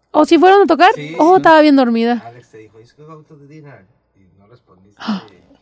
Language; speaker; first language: Spanish; early bilingual, heritage; Spanish